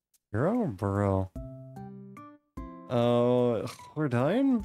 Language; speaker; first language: Dutch; non-native, learner; English